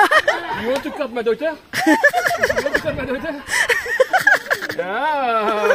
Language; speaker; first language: English; non-native, learner; French